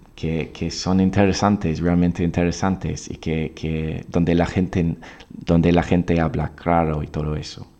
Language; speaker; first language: Spanish; non-native, fluent; English